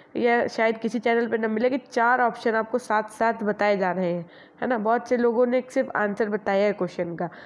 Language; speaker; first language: Hindi; native; Hindi